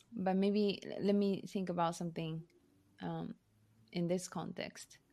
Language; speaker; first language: English; non-native, fluent; Japanese